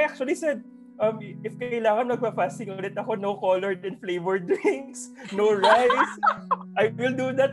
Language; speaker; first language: English; non-native, local second language; Hiligaynon